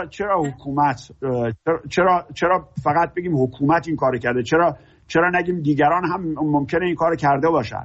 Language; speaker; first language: Persian; native; Persian